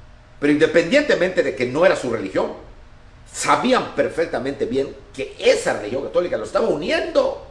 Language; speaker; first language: Spanish; native; Spanish